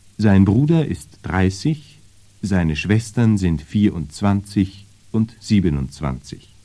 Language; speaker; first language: German; native; German